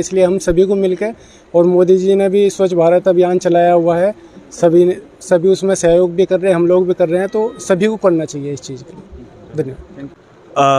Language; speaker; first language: Hindi; native; Hindi